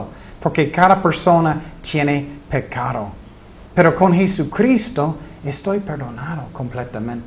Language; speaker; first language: Spanish; non-native, fluent; English